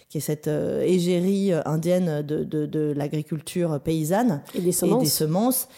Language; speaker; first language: French; native; French